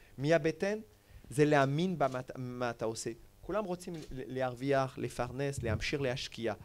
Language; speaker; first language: Hebrew; non-native, fluent; French